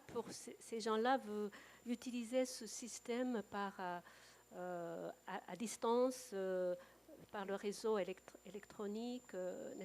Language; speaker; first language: French; non-native, fluent; Japanese